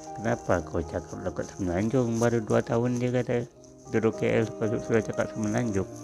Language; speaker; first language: Malay; non-native, local second language; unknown